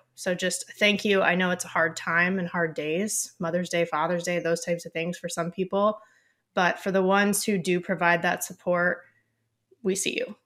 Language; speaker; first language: English; native; English